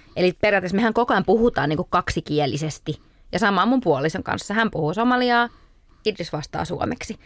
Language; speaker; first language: Finnish; early bilingual, other home language; Arabic